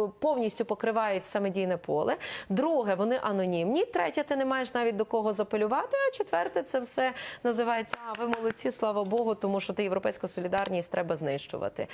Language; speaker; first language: Ukrainian; native; Ukrainian